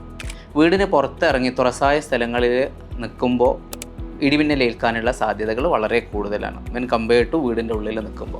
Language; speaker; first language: Malayalam; native; Malayalam